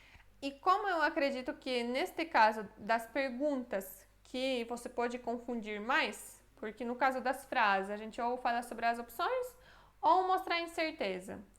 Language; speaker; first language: Portuguese; non-native, fluent; Polish